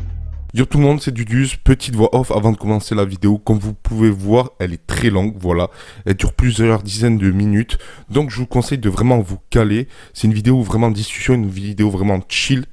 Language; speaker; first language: French; native; French